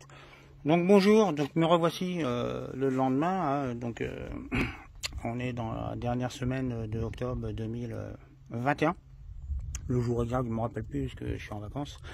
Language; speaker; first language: French; native; French